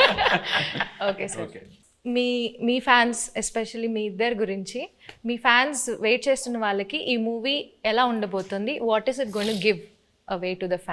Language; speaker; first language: Telugu; native; Telugu